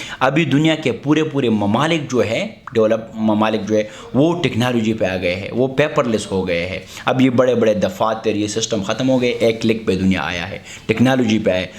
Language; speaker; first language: Urdu; non-native, local second language; Pashto